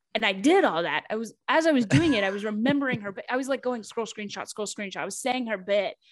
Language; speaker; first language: English; native; English